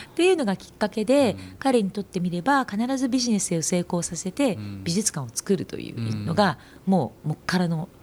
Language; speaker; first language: Japanese; native; Japanese